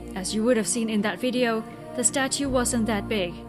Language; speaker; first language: English; non-native, local second language; Cantonese